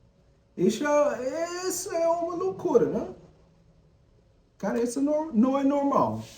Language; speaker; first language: Portuguese; non-native, learner; English